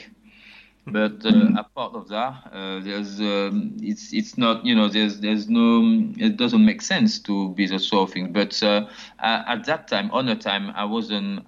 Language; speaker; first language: English; non-native, fluent; French